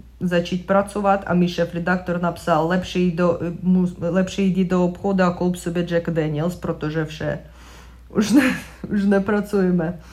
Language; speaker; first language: Czech; non-native, learner; Russian